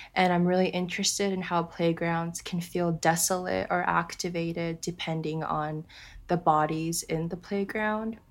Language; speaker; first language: English; early bilingual, other home language; Japanese